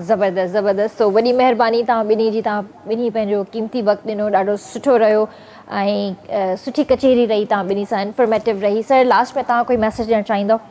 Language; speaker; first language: Sindhi; native; Sindhi